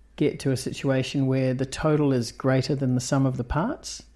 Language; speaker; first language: English; native; English